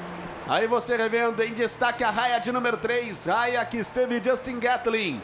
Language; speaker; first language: Portuguese; native; Portuguese